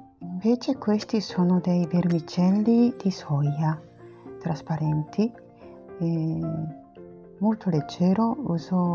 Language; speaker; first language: Italian; non-native, learner; Japanese